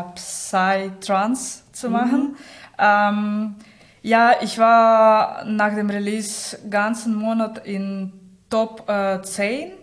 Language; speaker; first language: German; non-native, learner; Russian